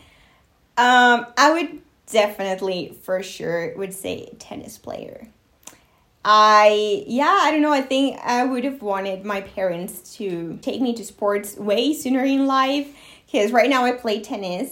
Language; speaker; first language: English; non-native, fluent; Spanish